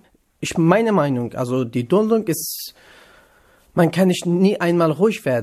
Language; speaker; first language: German; non-native, learner; Kurdish